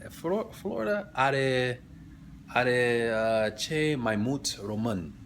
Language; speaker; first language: Romanian; non-native, learner; English